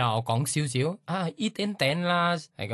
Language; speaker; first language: Cantonese; non-native, learner; Thai